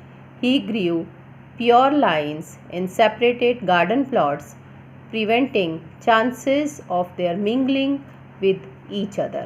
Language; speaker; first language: English; non-native, local second language; Gujarati